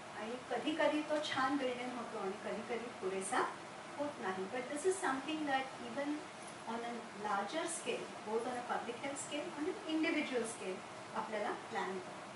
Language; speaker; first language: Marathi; non-native, local second language; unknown